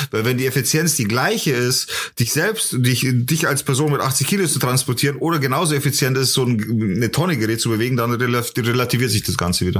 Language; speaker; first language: German; native; German